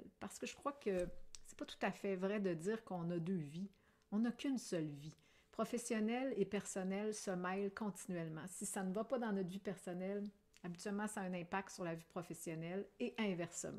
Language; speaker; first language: French; native; French